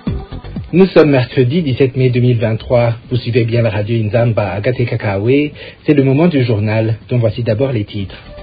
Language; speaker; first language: French; non-native, local second language; Rundi